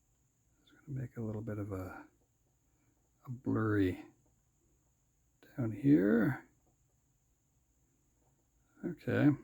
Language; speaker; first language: English; native; English